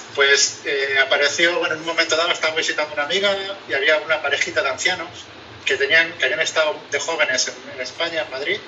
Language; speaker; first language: Spanish; native; Spanish